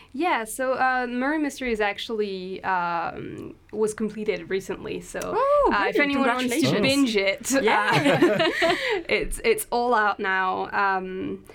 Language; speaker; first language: English; non-native, fluent; French